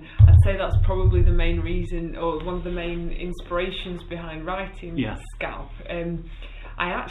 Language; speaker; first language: English; native; English